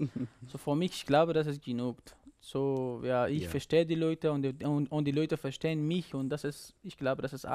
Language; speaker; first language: German; non-native, learner; Persian